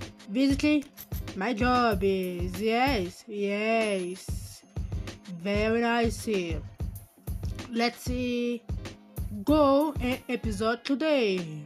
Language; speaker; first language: English; non-native, learner; Portuguese